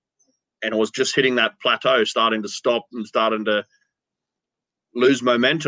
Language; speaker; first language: English; native; English